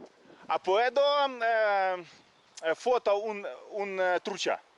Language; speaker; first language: Spanish; non-native, learner; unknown